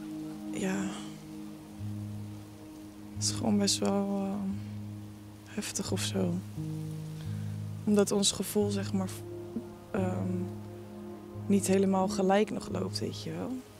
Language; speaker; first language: Dutch; native; Dutch